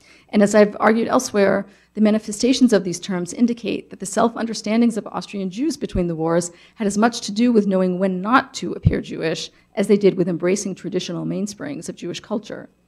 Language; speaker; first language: English; native; English